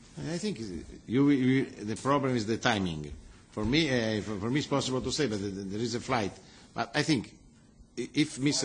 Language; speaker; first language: English; non-native, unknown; Italian